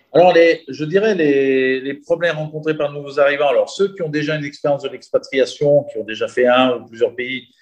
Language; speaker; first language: French; native; French